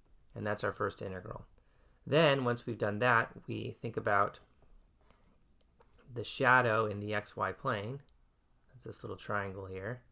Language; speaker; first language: English; native; English